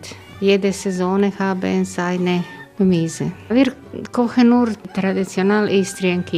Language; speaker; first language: German; non-native, learner; Croatian